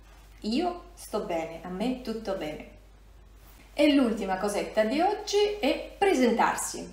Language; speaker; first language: Italian; non-native, fluent; Russian